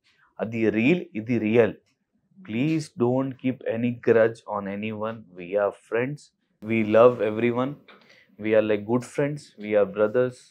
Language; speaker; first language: Telugu; non-native, local second language; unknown